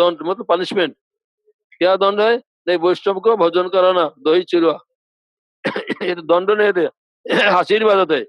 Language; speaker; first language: Hindi; non-native, local second language; Bangla